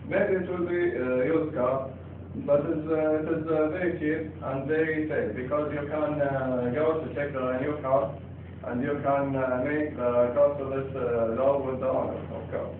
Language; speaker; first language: English; non-native, learner; Arabic